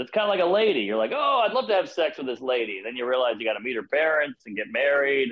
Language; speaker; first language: English; native; English